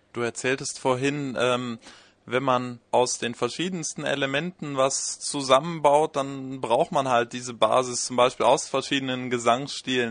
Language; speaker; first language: German; native; German